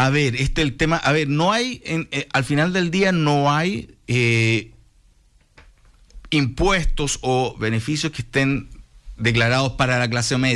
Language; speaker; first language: Spanish; native; Spanish